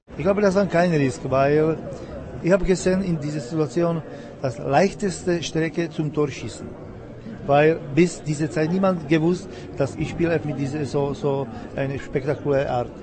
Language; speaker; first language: German; non-native, learner; Czech